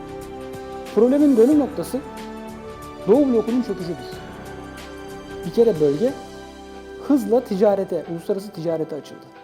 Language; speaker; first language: Turkish; native; Turkish